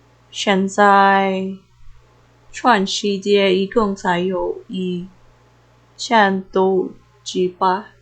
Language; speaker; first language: Chinese; non-native, learner; Filipino